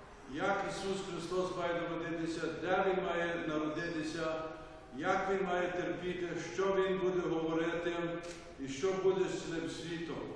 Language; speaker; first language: Ukrainian; early bilingual, heritage; Ukrainian